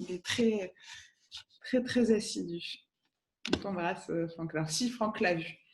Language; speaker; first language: French; native; French